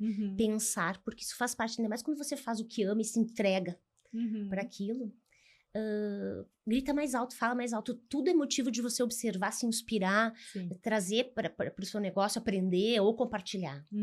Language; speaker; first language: Portuguese; native; Portuguese